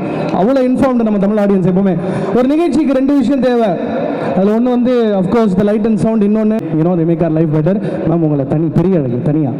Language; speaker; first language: Tamil; native; Tamil